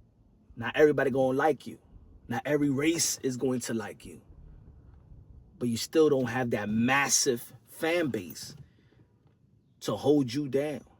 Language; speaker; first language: English; native; English